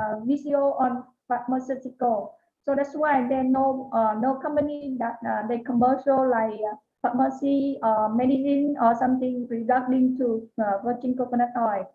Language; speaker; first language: English; non-native, learner; Vietnamese